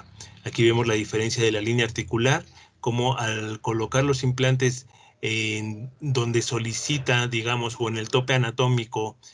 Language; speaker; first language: Spanish; native; Spanish